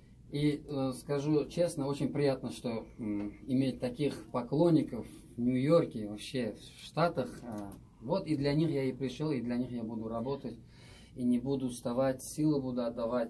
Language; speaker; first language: Russian; non-native, local second language; Uzbek